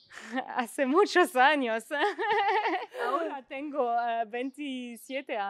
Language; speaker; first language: Spanish; non-native, learner; French